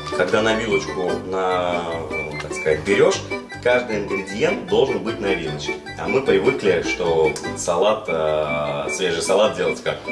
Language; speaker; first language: Russian; native; Russian